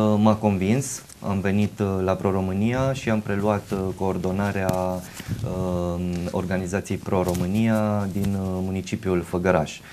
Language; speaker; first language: Romanian; native; Romanian